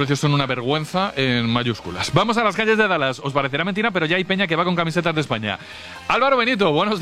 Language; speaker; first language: Spanish; native; Spanish